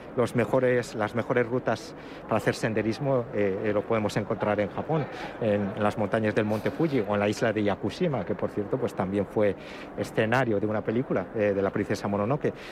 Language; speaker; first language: Spanish; early bilingual, other home language; Japanese